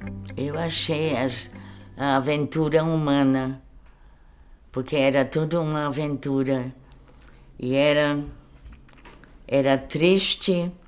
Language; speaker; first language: Portuguese; early bilingual, other home language; German